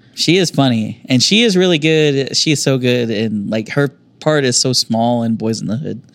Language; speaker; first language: English; native; English